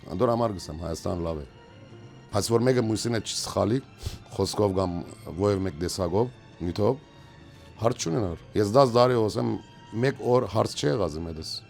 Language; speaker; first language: Armenian; early bilingual, heritage; Armenian